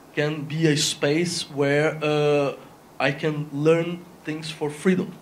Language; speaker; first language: English; non-native, fluent; Spanish